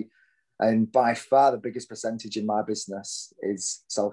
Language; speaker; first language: English; native; English